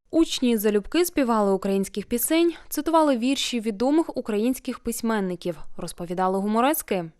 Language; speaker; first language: Ukrainian; native; Ukrainian